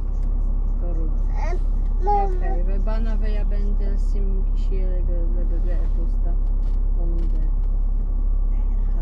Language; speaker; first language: Turkish; non-native, fluent; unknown